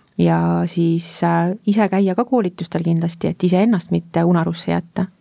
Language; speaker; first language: Estonian; native; Estonian